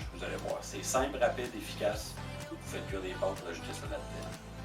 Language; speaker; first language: French; native; French